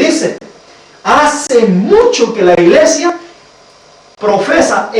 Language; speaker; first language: Spanish; native; Spanish